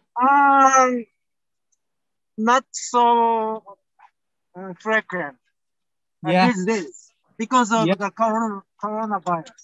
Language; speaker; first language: English; non-native, learner; Japanese